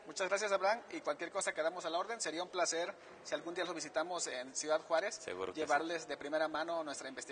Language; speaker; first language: Spanish; native; Spanish